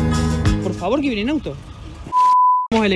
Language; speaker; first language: Spanish; native; Spanish